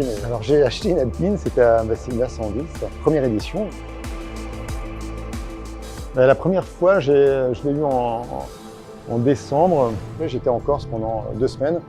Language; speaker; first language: French; native; French